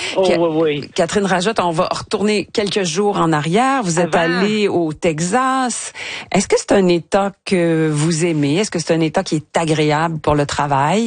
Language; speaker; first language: French; native; French